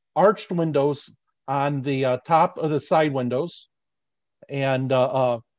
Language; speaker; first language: English; native; English